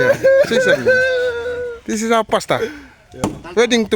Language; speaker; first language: English; non-native, local second language; Fijian